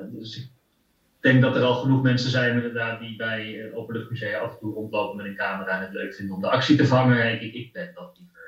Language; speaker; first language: Dutch; native; Dutch